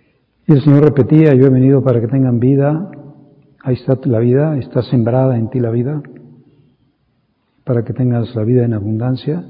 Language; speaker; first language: Spanish; native; Spanish